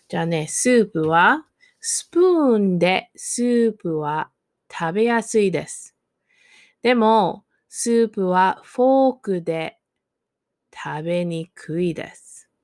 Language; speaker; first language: Japanese; non-native, fluent; English